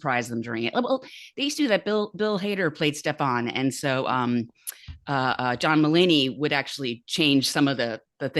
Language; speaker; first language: English; native; English